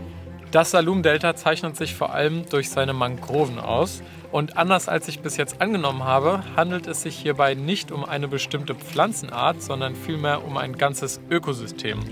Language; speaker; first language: German; native; German